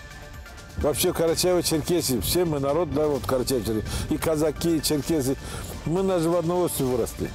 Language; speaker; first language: Russian; non-native, local second language; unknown